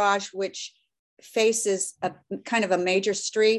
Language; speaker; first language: English; early bilingual, other home language; Norwegian